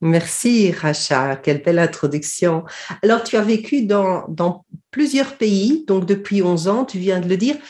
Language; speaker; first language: French; native; French